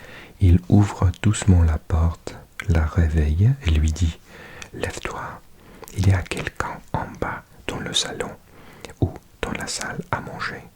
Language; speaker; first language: French; non-native, learner; English